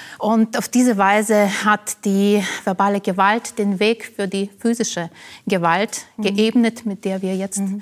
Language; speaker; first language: German; non-native, fluent; Ukrainian